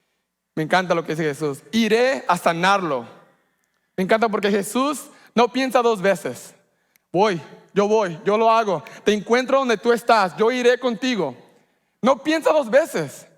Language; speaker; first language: Spanish; early bilingual, heritage; Spanish